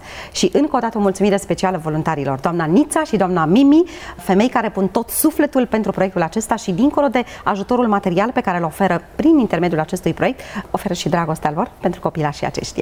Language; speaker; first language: Romanian; native; Romanian